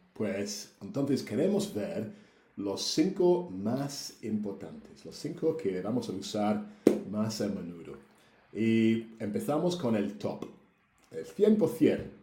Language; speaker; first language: Spanish; native; Spanish